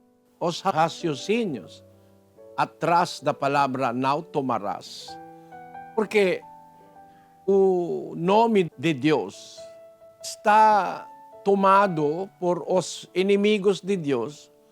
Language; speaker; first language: Portuguese; non-native, fluent; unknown